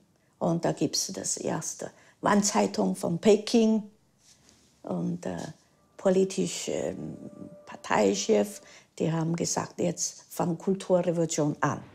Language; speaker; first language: German; early bilingual, heritage; German